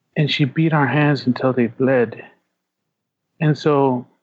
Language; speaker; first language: English; early bilingual, other home language; Tongan